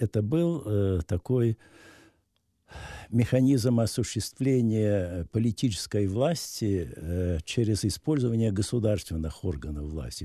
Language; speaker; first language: Russian; native; Russian